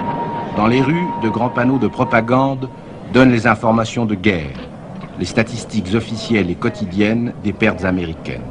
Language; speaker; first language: French; native; French